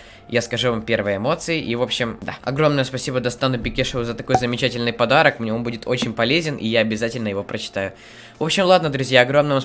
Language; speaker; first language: Russian; native; Russian